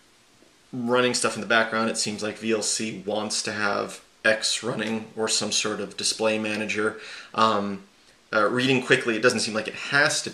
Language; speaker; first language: English; native; English